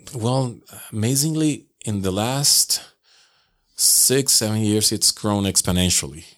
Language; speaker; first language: English; non-native, fluent; Spanish